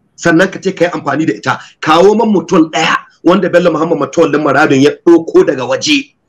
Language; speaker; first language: Hausa; native; Hausa